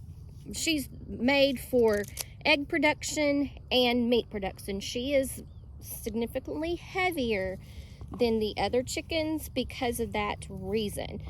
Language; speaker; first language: English; native; English